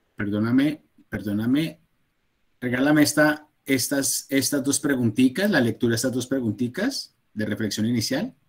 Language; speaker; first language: Spanish; native; Spanish